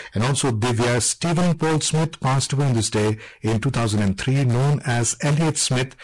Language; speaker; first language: English; non-native, local second language; Bangla